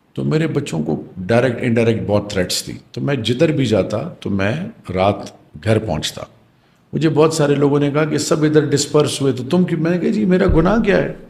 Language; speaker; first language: Urdu; non-native, local second language; Pashto